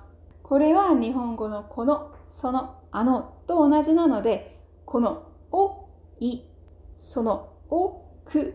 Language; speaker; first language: Japanese; non-native, fluent; Korean